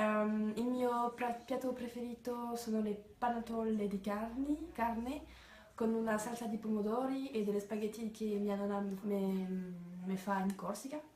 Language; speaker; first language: Italian; non-native, learner; French